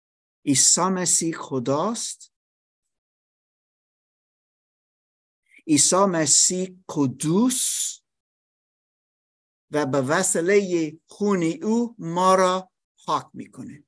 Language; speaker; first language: Persian; non-native, learner; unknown